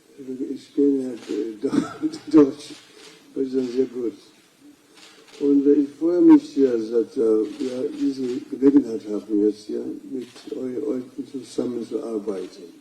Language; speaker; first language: German; non-native, fluent; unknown